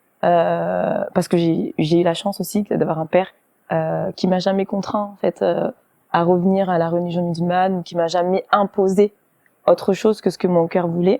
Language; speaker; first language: French; early bilingual, other home language; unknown